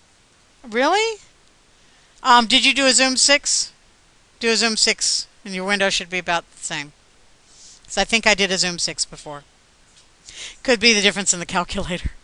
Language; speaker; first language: English; native; English